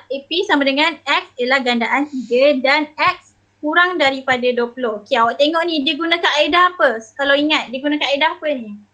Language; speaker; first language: Malay; native; Malay